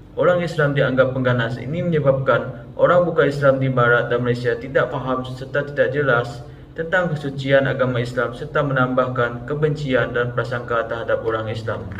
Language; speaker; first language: Malay; non-native, local second language; Iban